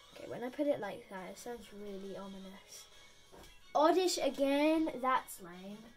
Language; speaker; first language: English; native; English